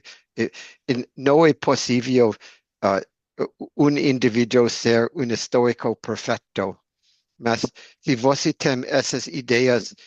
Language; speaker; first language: Portuguese; non-native, learner; English